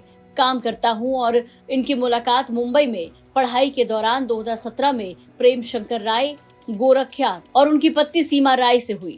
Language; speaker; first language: Hindi; native; Hindi